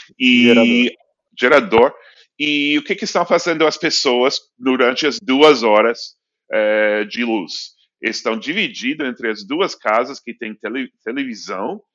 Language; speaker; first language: Portuguese; non-native, fluent; English